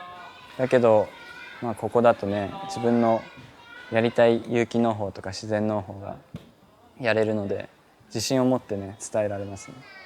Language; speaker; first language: Japanese; native; Japanese